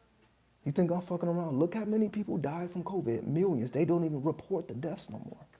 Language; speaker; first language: English; native; English